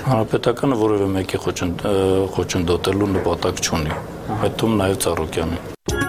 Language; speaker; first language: Armenian; native; Armenian